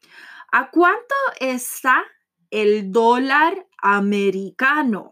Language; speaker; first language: Spanish; non-native, fluent; English